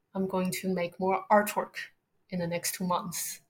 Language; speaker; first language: English; non-native, fluent; Chinese